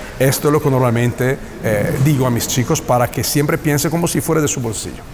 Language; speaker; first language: Spanish; non-native, fluent; Italian